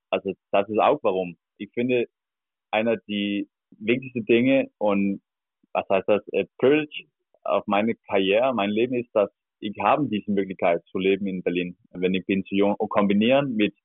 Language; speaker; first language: German; non-native, learner; Danish